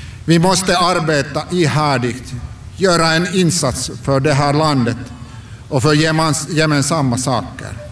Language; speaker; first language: Swedish; non-native, local second language; Finnish